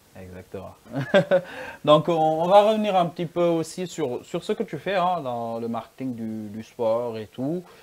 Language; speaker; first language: French; non-native, local second language; Wolof